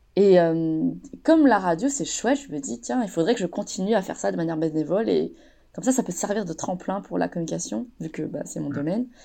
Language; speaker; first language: French; native; French